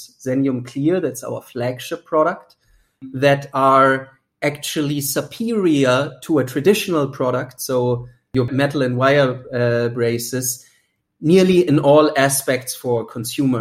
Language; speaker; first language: English; non-native, fluent; German